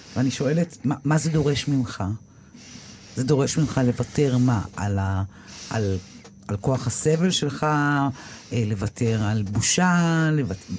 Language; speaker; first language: Hebrew; native; Hebrew